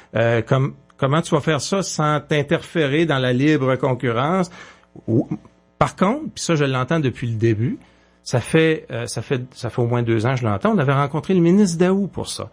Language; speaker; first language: French; native; French